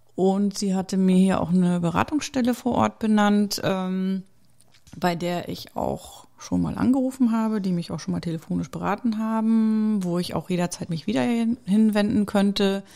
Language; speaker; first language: German; native; German